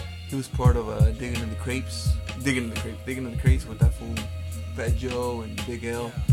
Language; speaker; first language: English; early bilingual, other home language; Spanish